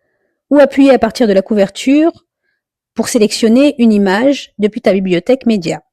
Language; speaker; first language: French; native; French